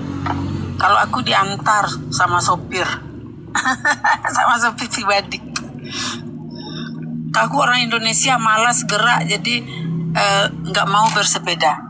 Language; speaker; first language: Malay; non-native, local second language; Minangkabau